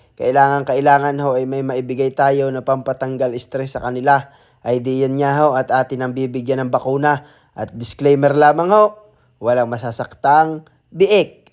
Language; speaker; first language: Filipino; native; Filipino